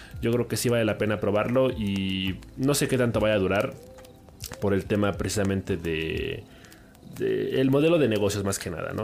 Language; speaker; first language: Spanish; native; Spanish